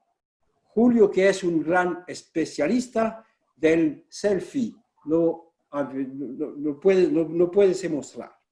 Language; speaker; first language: Spanish; non-native, fluent; French